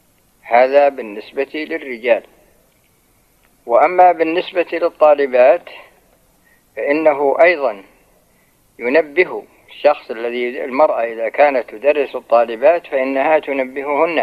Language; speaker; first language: Arabic; native; Arabic